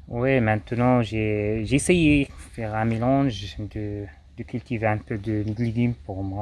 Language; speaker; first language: French; non-native, local second language; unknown